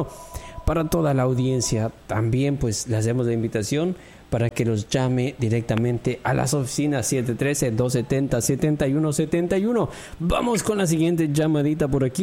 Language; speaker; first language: Spanish; native; Spanish